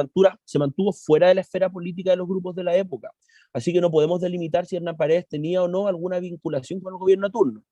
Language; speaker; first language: Spanish; native; Spanish